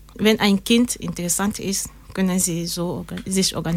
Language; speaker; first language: German; non-native, learner; French